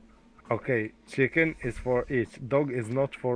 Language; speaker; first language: English; non-native, learner; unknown